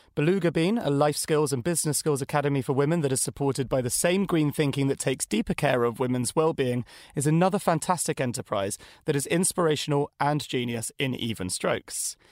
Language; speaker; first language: English; native; English